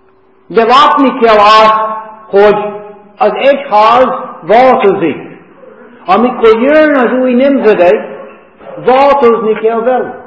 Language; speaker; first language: Hungarian; non-native, fluent; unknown